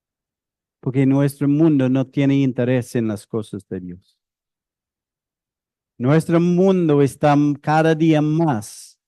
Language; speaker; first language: Spanish; non-native, fluent; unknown